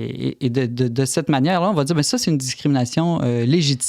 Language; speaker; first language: French; native; French